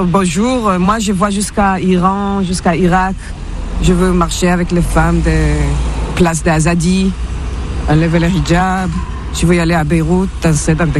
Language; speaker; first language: French; non-native, fluent; Hebrew